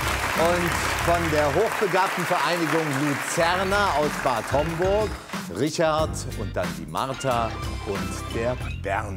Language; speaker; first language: German; native; German